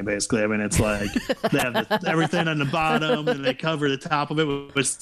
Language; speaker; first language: English; native; English